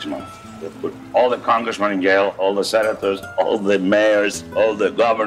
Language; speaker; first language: English; non-native, fluent; Spanish